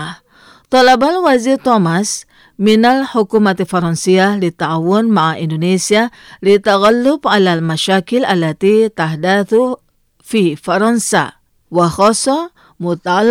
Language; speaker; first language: Arabic; non-native, fluent; Indonesian